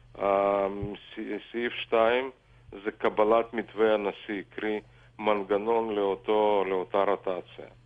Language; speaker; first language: Hebrew; non-native, fluent; Russian